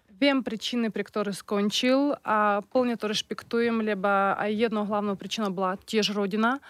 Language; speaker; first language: Slovak; non-native, fluent; Russian